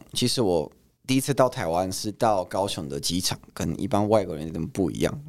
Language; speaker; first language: Chinese; non-native, fluent; Italian